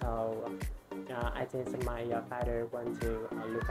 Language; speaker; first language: English; non-native, learner; Vietnamese